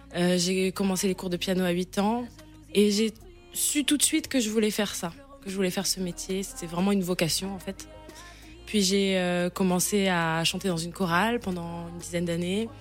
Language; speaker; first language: French; native; French